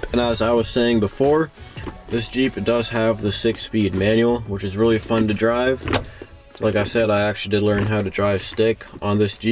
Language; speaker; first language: English; native; English